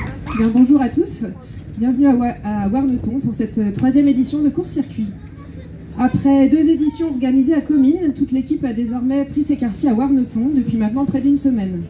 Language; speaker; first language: French; native; French